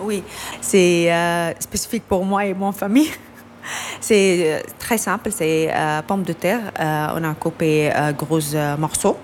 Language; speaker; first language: French; non-native, learner; Arabic